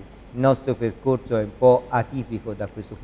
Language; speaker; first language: Italian; native; Italian